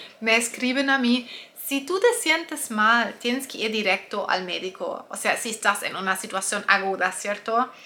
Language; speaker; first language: Spanish; non-native, fluent; German